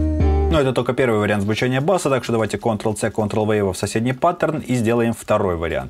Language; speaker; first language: Russian; native; Russian